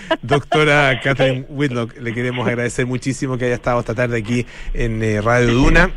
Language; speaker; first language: Spanish; native; Spanish